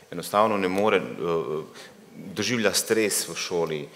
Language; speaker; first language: Slovenian; early bilingual, other home language; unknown